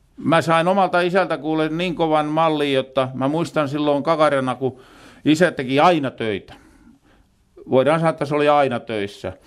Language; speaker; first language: Finnish; native; Finnish